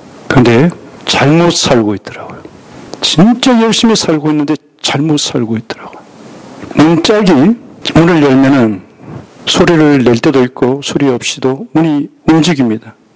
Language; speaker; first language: Korean; native; Korean